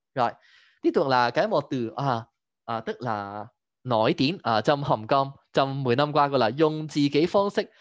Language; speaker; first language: Vietnamese; non-native, fluent; Cantonese